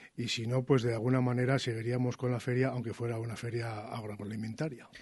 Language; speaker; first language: Spanish; native; Spanish